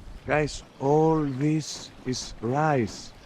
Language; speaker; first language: English; non-native, fluent; Greek